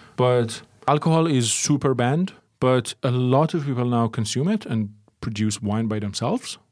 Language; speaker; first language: English; early bilingual, other home language; Persian